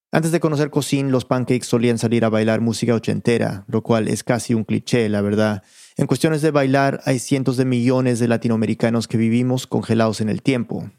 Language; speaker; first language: Spanish; early bilingual, heritage; Spanish